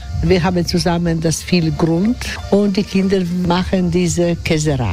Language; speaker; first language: German; non-native, learner; Croatian